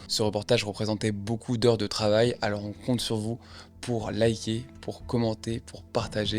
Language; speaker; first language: French; native; French